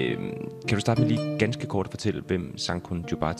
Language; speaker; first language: Danish; native; Danish